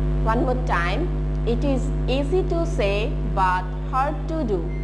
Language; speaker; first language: English; non-native, local second language; Bangla